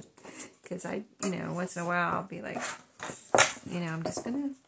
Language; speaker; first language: English; native; English